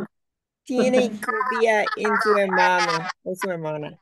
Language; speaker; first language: Spanish; non-native, fluent; English